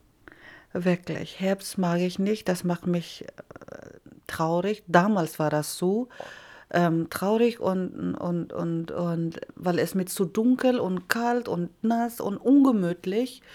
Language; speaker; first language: German; non-native, fluent; Iloko